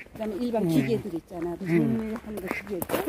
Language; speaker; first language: Korean; native; Korean